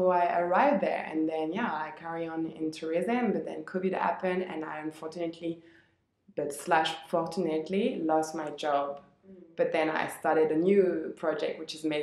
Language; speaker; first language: English; non-native, fluent; French